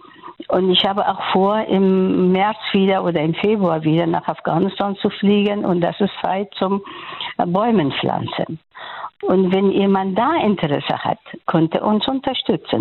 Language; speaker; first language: German; non-native, fluent; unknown